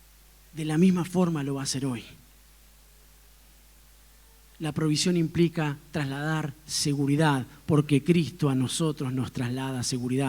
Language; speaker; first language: Spanish; native; Spanish